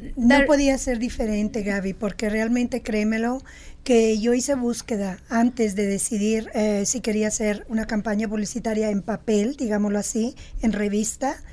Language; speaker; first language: Spanish; native; Spanish